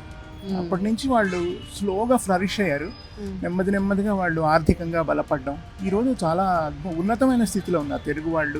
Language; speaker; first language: Telugu; native; Telugu